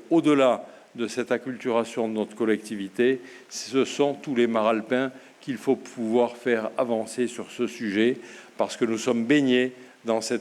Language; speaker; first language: French; native; French